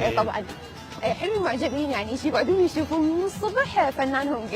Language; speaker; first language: Arabic; native; Arabic